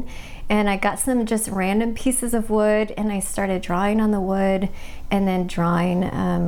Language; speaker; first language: English; native; English